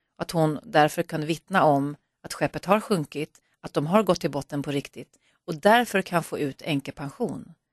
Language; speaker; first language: Swedish; native; Swedish